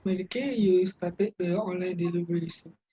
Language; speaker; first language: English; non-native, local second language; Malay